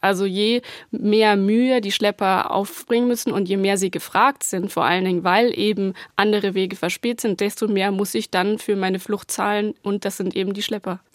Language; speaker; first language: German; native; German